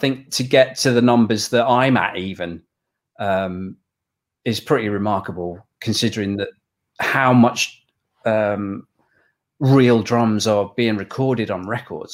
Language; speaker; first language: English; native; English